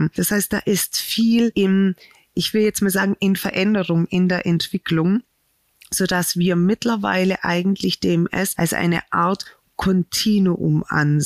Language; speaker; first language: German; native; German